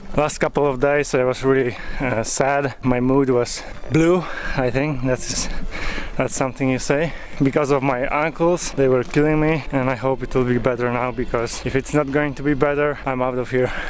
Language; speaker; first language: English; non-native, fluent; Polish